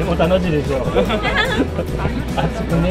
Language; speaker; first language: Japanese; non-native, fluent; Indonesian